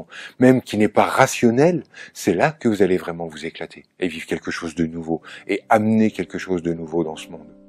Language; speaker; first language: French; native; French